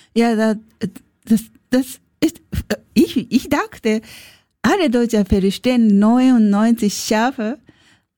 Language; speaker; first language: German; non-native, learner; Japanese